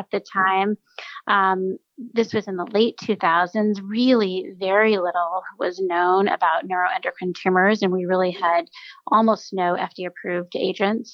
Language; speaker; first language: English; native; English